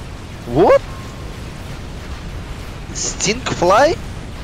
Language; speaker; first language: English; non-native, learner; Russian